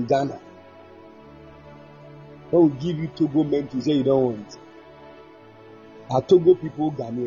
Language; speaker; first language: English; non-native, local second language; Akan